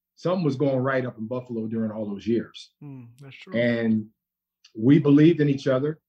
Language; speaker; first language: English; native; English